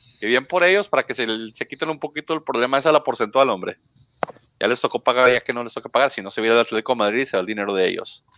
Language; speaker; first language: Spanish; native; Spanish